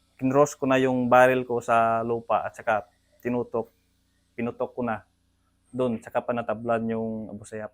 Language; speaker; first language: Filipino; non-native, local second language; Cebuano